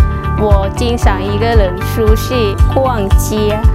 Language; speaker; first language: Chinese; non-native, learner; Lao